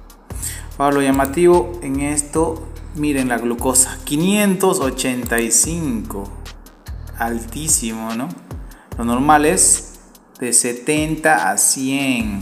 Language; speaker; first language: Spanish; native; Spanish